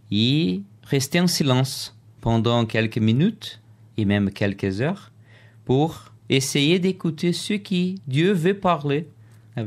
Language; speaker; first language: French; non-native, learner; Portuguese